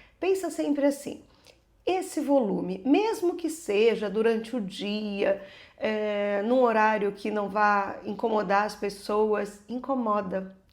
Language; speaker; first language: Portuguese; native; Portuguese